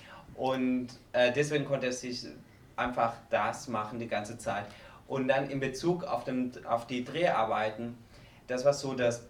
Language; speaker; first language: German; non-native, fluent; Spanish